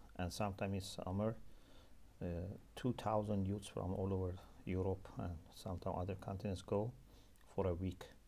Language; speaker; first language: English; non-native, fluent; Persian